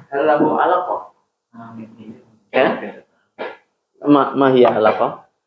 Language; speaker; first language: Arabic; non-native, fluent; Indonesian